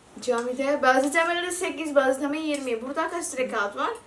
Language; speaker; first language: Turkish; non-native, learner; Indonesian